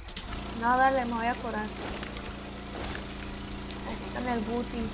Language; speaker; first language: Spanish; native; Spanish